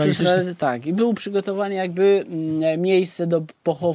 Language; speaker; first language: Polish; non-native, fluent; Albanian